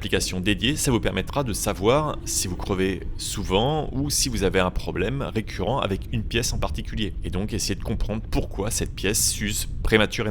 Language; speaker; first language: French; native; French